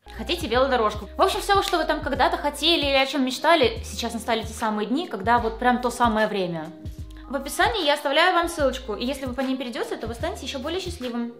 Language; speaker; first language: Russian; native; Russian